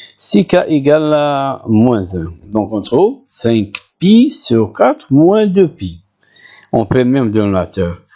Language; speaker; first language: French; non-native, local second language; Arabic